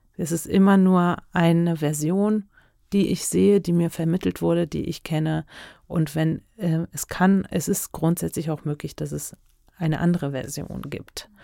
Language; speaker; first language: German; early bilingual, other home language; Turkish